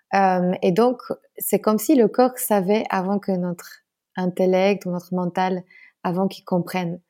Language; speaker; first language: French; non-native, fluent; Polish